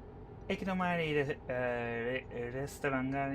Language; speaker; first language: Japanese; non-native, learner; English